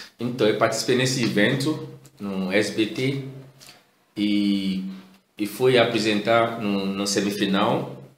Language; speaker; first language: Portuguese; non-native, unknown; Yoruba